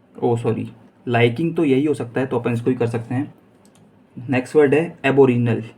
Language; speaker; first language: Hindi; native; Hindi